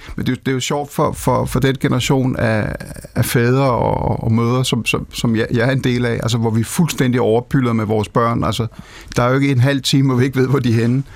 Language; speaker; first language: Danish; native; Danish